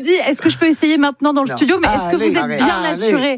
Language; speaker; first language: French; native; French